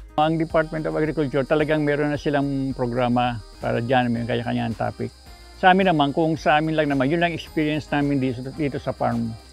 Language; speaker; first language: Filipino; native; Filipino